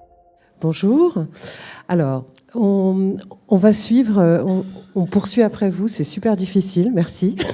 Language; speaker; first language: French; native; French